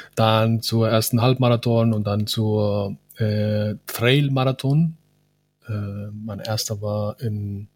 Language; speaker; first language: German; non-native, fluent; Spanish